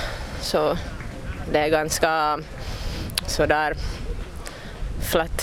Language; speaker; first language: Swedish; non-native, local second language; Finnish